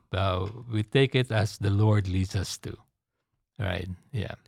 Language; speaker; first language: English; non-native, local second language; Filipino